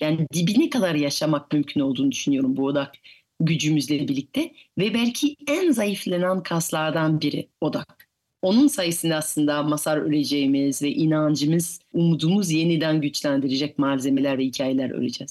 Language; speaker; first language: Turkish; non-native, fluent; French